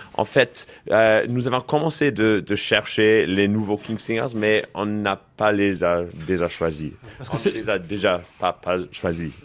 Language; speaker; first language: French; non-native, learner; English